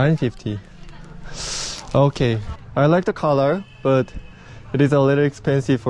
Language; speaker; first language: English; non-native, learner; Korean